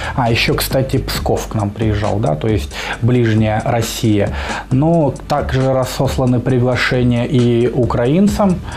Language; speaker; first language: Russian; native; Russian